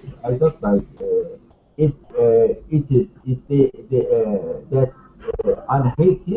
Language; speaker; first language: English; non-native, learner; Turkish